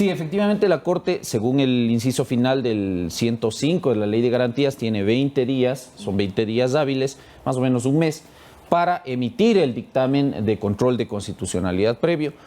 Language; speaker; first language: Spanish; native; Spanish